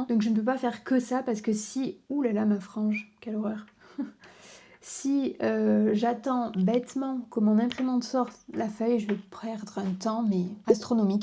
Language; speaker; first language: French; native; French